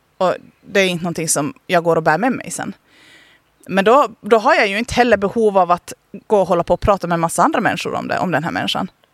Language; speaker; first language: Swedish; native; Swedish